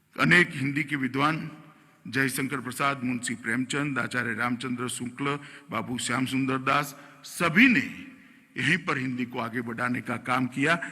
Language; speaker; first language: Hindi; non-native, local second language; Gujarati